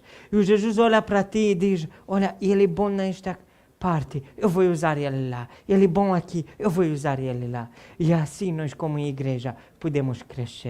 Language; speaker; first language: Portuguese; non-native, fluent; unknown